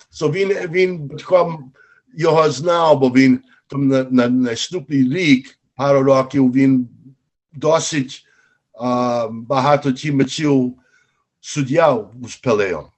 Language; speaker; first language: Ukrainian; early bilingual, heritage; Ukrainian